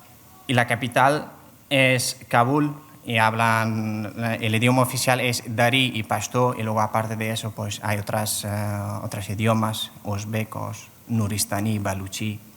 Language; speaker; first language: Spanish; non-native, fluent; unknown